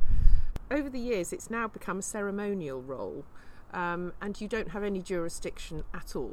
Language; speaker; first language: English; native; English